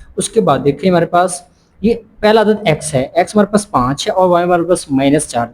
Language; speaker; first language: Urdu; non-native, local second language; Punjabi